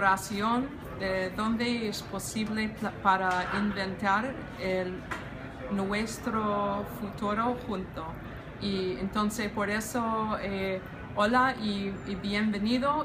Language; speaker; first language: Spanish; non-native, learner; English